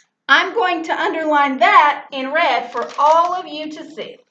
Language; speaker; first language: English; native; English